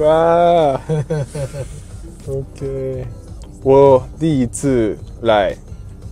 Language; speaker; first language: Chinese; non-native, learner; Japanese